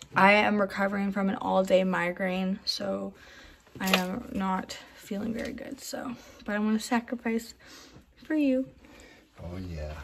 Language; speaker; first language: English; native; English